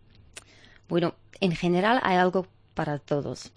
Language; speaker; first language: Spanish; non-native, fluent; German